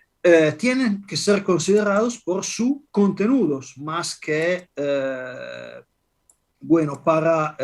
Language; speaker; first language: Spanish; non-native, fluent; Italian